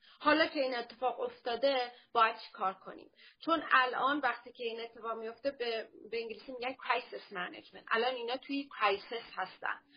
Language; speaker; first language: Persian; early bilingual, heritage; Persian